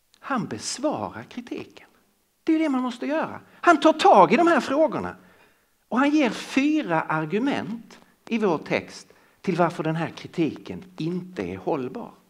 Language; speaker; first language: Swedish; native; Swedish